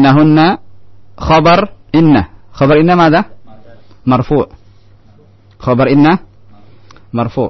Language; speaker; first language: Arabic; non-native, fluent; Indonesian